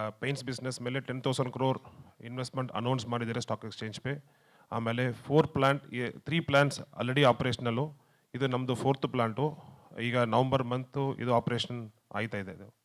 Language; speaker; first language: Kannada; non-native, learner; Tamil